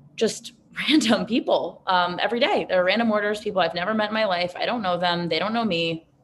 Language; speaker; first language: English; native; English